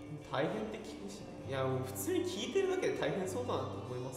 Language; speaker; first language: Japanese; native; Japanese